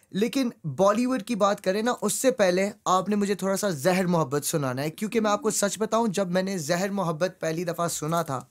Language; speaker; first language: Hindi; early bilingual, heritage; Urdu